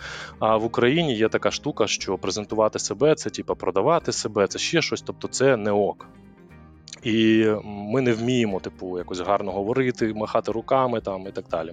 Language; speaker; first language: Ukrainian; native; Ukrainian